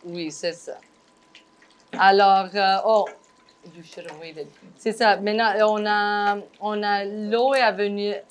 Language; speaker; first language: French; non-native, fluent; English